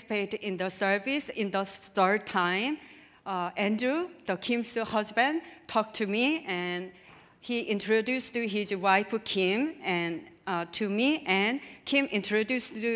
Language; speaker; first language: English; non-native, learner; Korean